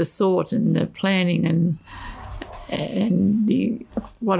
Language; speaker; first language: English; native; English